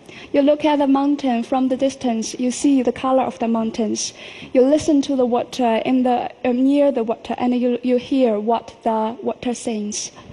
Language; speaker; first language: English; non-native, fluent; Chinese